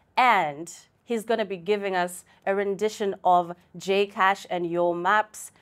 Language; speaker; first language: English; non-native, local second language; Bemba